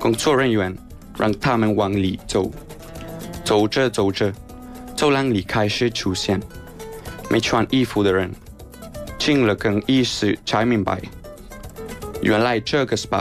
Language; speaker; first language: Chinese; non-native, learner; Spanish